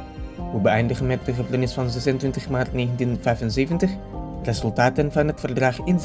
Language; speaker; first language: Dutch; non-native, fluent; Indonesian